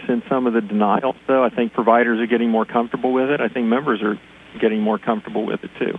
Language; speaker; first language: English; native; English